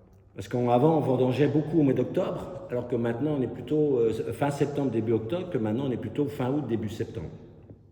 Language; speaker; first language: French; native; French